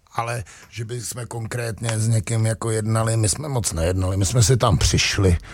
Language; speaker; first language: Czech; native; Czech